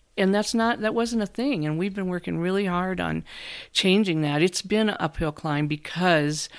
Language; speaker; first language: English; native; English